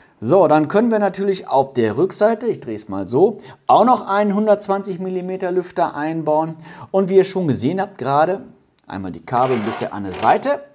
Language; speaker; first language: German; native; German